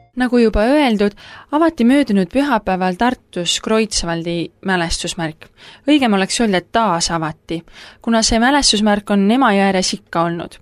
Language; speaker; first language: Estonian; native; Estonian